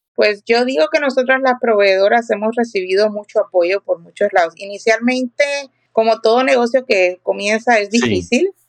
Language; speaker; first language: Spanish; native; Spanish